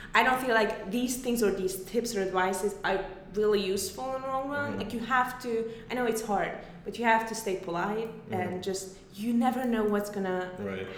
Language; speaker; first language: English; non-native, fluent; Hungarian